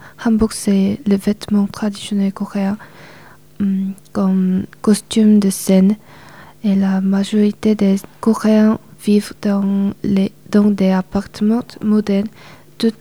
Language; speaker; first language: French; non-native, learner; Korean